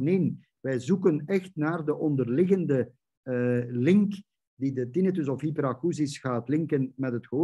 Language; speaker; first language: Dutch; native; Dutch